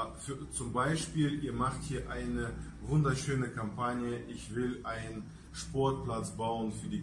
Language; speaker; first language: German; non-native, fluent; Russian